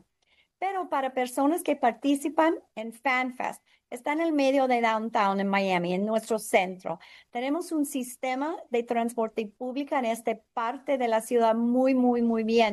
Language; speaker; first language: Spanish; non-native, learner; English